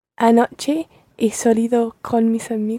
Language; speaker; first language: Spanish; non-native, learner; English